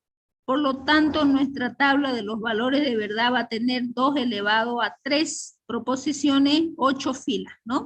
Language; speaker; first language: Spanish; native; Spanish